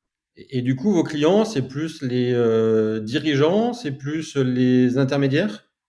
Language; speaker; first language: French; native; French